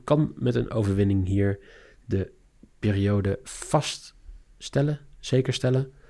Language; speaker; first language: Dutch; native; Dutch